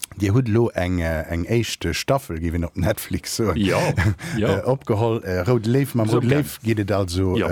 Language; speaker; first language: Luxembourgish; native; Luxembourgish